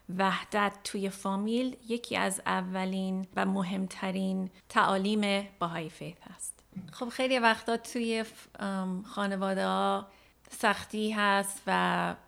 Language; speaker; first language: Persian; early bilingual, heritage; Persian